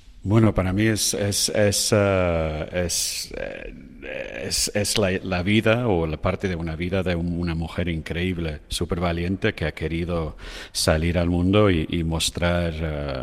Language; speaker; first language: Spanish; non-native, fluent; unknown